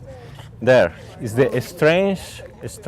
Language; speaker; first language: English; non-native, learner; Spanish